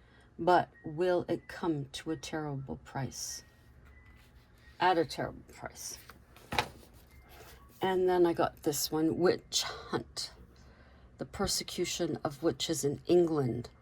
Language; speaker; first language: English; native; English